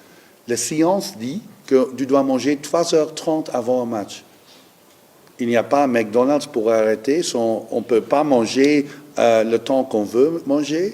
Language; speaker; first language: French; non-native, learner; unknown